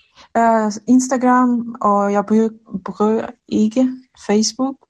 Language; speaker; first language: Danish; non-native, learner; Swedish